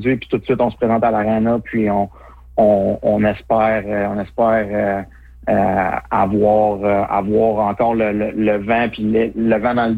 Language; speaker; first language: French; native; French